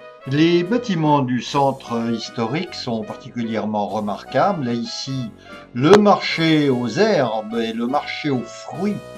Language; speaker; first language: French; native; French